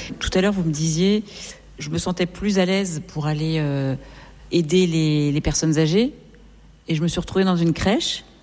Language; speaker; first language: French; native; French